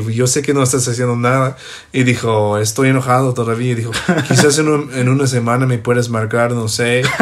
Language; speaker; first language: Spanish; non-native, fluent; English